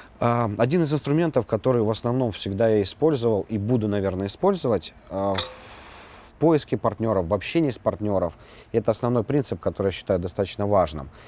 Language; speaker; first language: Russian; native; Russian